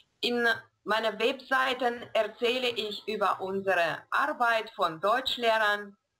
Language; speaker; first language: German; non-native, fluent; Russian